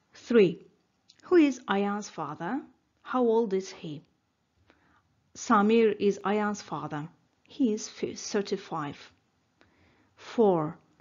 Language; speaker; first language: English; non-native, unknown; Azerbaijani